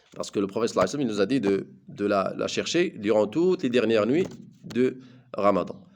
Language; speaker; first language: French; non-native, local second language; Arabic